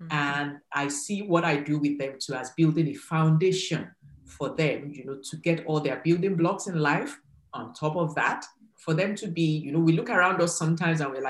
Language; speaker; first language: English; non-native, local second language; Yoruba